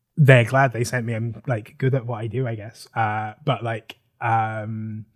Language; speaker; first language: English; native; English